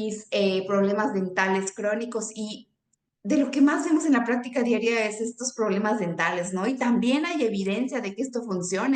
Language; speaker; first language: Spanish; native; Spanish